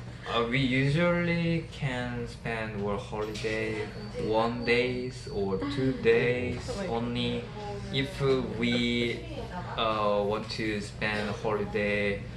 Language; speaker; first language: English; non-native, learner; Korean